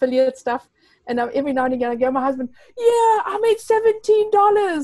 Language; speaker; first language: English; non-native, local second language; Afrikaans